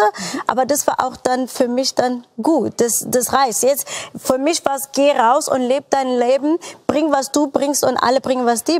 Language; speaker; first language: German; non-native, fluent; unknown